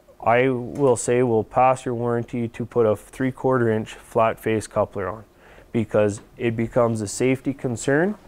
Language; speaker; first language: English; native; English